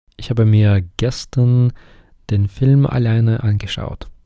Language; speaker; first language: German; non-native, fluent; Ukrainian